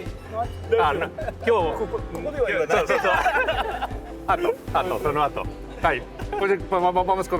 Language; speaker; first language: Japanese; non-native, fluent; Portuguese